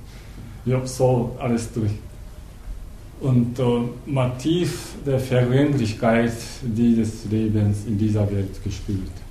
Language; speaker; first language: German; non-native, learner; Japanese